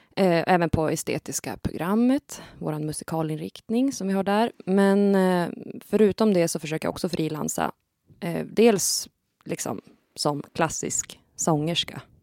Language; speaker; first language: Swedish; native; Swedish